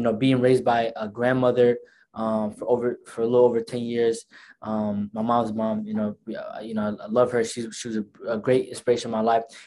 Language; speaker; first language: English; early bilingual, other home language; Somali